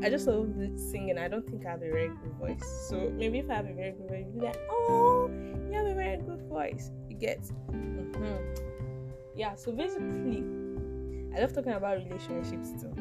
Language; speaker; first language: English; non-native, local second language; Igbo